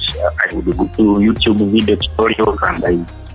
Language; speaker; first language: English; non-native, local second language; Kinyarwanda